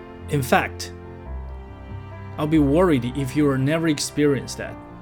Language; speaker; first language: English; non-native, fluent; Chinese